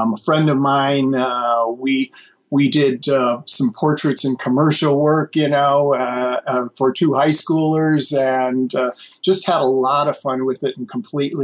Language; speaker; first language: English; native; English